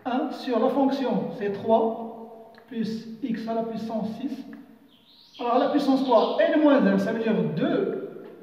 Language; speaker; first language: French; non-native, local second language; Arabic